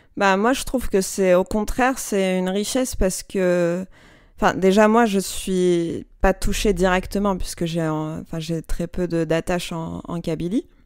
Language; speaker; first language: French; non-native, local second language; Kabyle